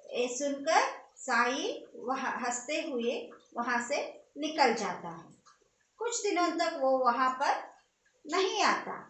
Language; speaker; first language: Hindi; non-native, local second language; Kannada